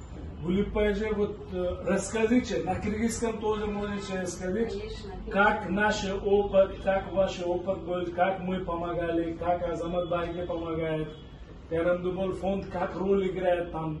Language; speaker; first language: Russian; non-native, learner; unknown